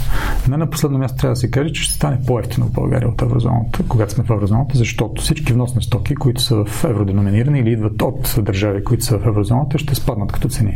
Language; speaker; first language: Bulgarian; native; Bulgarian